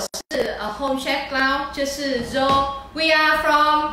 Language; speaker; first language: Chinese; non-native, fluent; Vietnamese